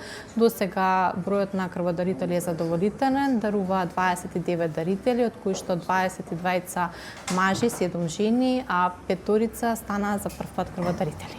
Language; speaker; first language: Macedonian; native; Macedonian